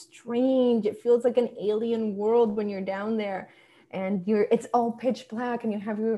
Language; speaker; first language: English; early bilingual, other home language; Spanish